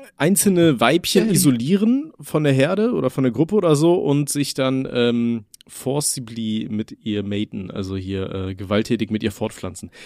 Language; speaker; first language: German; native; German